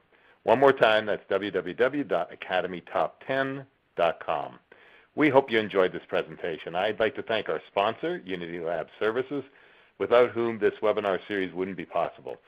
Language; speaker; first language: English; native; English